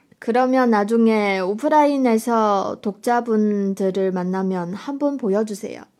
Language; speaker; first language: Korean; non-native, fluent; Chinese